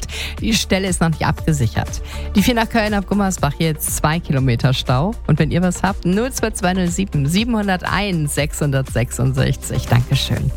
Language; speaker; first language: German; native; German